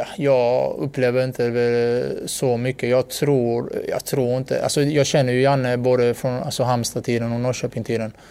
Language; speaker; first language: Swedish; early bilingual, other home language; Bosnian